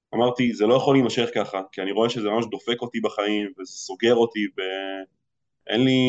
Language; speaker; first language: Hebrew; early bilingual, other home language; Russian